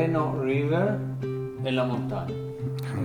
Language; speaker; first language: French; non-native, learner; Italian